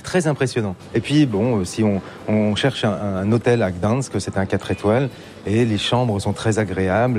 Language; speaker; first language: French; native; French